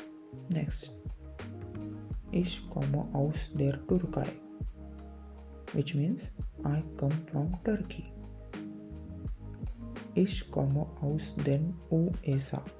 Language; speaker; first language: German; non-native, fluent; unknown